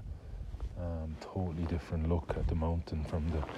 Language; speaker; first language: English; native; English